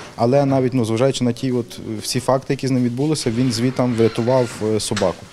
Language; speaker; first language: Ukrainian; native; Ukrainian